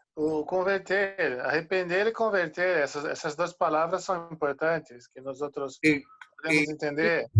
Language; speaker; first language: Spanish; non-native, fluent; Portuguese